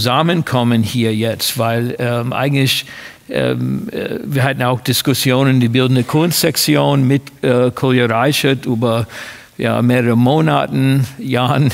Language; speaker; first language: German; non-native, fluent; English